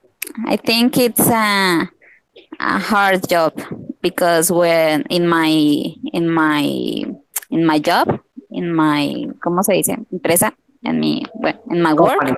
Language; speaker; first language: English; non-native, learner; Spanish